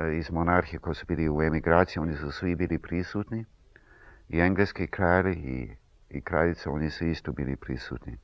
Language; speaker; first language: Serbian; early bilingual, heritage; Serbian